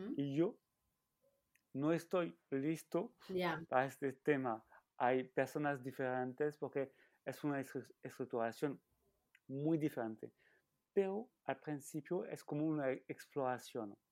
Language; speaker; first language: Spanish; non-native, fluent; French